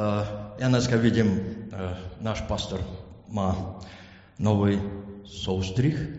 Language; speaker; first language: Czech; non-native, learner; Ukrainian